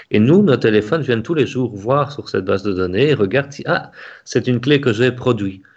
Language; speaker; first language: French; native; French